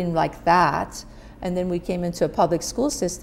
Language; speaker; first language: English; non-native, fluent; Persian